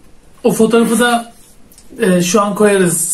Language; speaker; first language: Turkish; native; Turkish